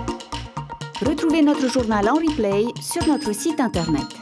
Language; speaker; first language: French; native; French